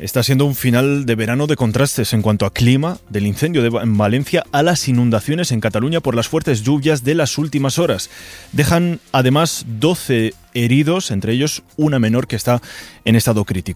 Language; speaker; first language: Spanish; native; Spanish